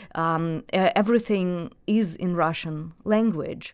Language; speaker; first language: English; non-native, fluent; Russian